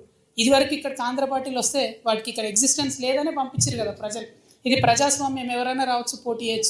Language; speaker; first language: Telugu; native; Telugu